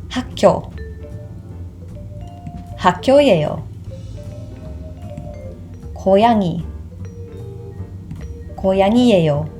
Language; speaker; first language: Korean; non-native, fluent; English